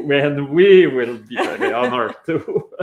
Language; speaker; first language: English; non-native, local second language; French